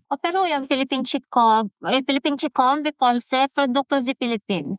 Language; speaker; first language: Polish; non-native, learner; Filipino